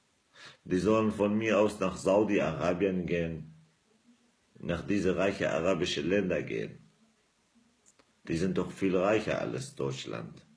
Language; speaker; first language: German; non-native, fluent; Kurdish